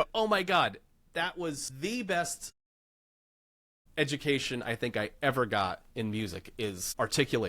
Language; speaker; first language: English; native; English